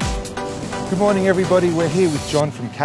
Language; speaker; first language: English; native; English